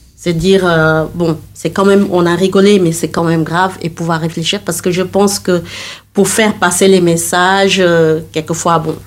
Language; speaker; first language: French; non-native, local second language; Wolof